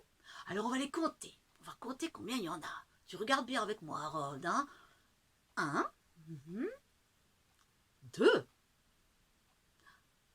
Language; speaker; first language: French; native; French